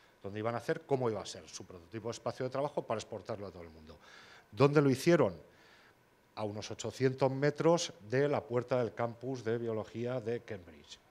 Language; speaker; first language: Spanish; native; Spanish